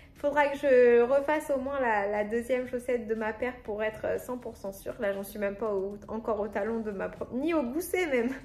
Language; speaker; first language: French; native; French